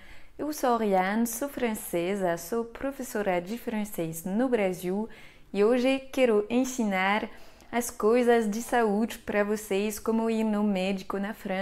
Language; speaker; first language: Portuguese; non-native, fluent; French